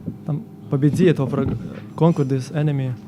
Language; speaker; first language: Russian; native; Russian